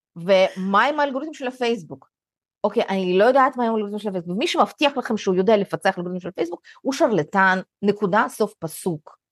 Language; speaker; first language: Hebrew; early bilingual, other home language; Russian